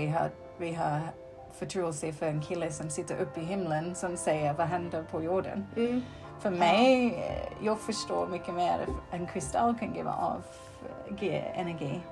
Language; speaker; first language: Swedish; non-native, fluent; English